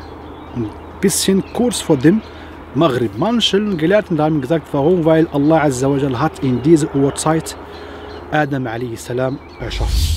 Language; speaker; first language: German; non-native, fluent; Arabic